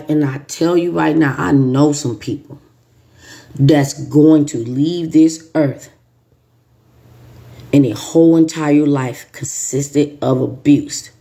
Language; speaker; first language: English; native; English